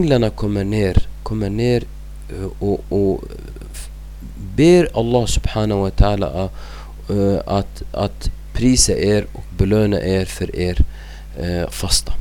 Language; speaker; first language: Swedish; non-native, fluent; Arabic